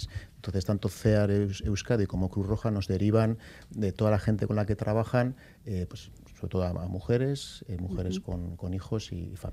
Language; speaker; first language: Spanish; native; Spanish